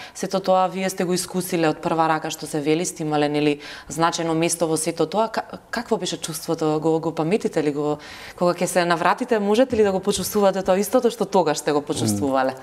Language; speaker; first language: Macedonian; native; Macedonian